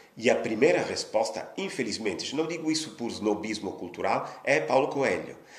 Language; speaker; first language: Portuguese; non-native, fluent; Italian